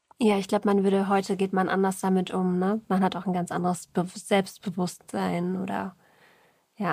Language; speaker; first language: German; native; German